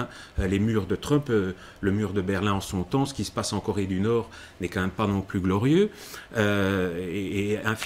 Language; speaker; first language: French; native; French